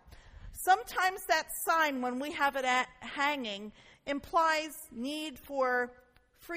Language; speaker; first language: English; native; English